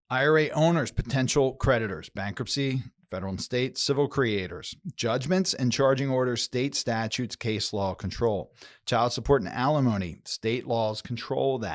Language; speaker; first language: English; native; English